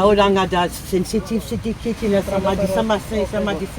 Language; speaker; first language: Indonesian; non-native, learner; English